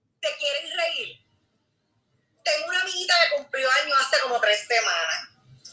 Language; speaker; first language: Spanish; native; Spanish